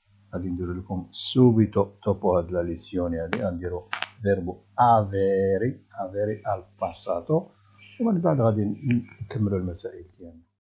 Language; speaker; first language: Italian; non-native, fluent; Arabic